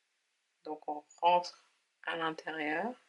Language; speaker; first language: French; native; French